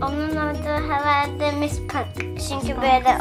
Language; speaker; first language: Turkish; early bilingual, heritage; Turkish